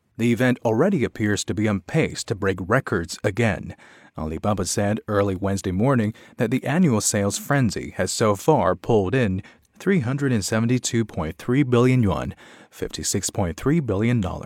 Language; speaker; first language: English; non-native, fluent; Chinese